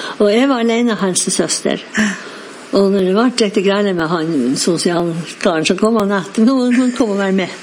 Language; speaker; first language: Norwegian; native; Norwegian